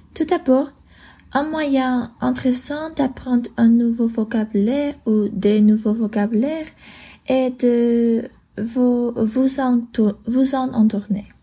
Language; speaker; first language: French; non-native, learner; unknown